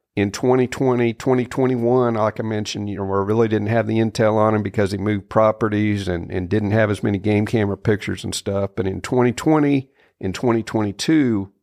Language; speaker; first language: English; native; English